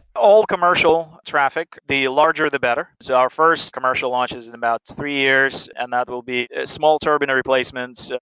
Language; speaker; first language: English; non-native, fluent; Russian